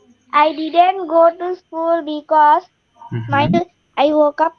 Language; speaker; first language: English; non-native, learner; Bangla